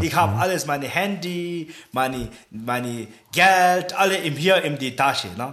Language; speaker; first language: German; non-native, learner; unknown